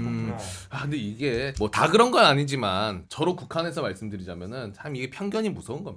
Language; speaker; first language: Korean; native; Korean